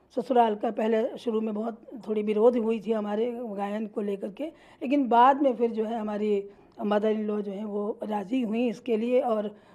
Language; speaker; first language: Hindi; native; Hindi